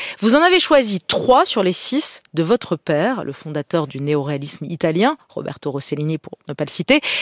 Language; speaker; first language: French; native; French